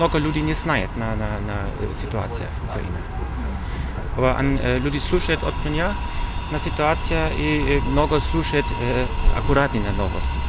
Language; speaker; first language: Russian; non-native, learner; German